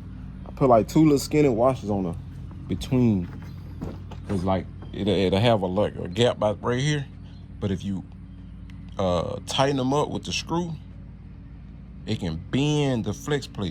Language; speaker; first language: English; native; English